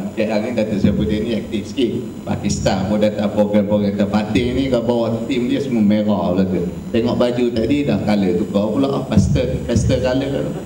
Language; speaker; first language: Malay; native; Malay